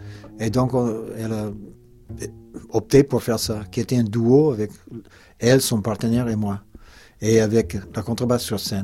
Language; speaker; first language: French; non-native, fluent; English